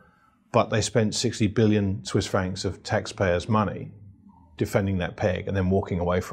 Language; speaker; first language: English; native; English